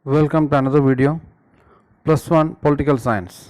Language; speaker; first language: English; non-native, local second language; Malayalam